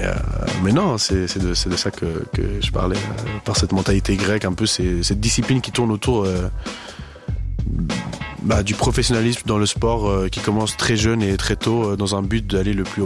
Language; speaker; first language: French; native; French